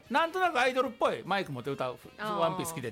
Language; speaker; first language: Japanese; native; Japanese